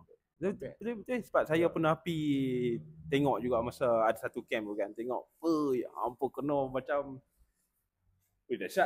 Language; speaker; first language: Malay; native; Malay